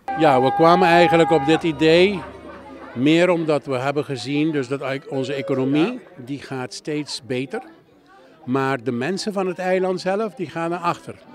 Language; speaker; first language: Dutch; non-native, local second language; Papiamento